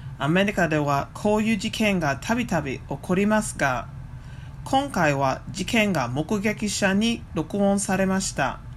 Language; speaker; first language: Japanese; non-native, fluent; English